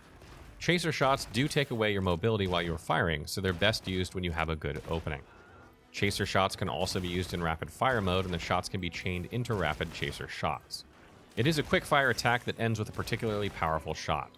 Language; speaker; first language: English; native; English